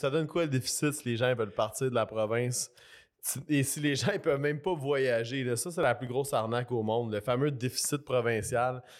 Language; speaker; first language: French; native; French